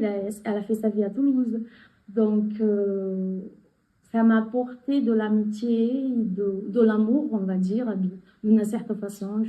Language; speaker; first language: French; non-native, fluent; Portuguese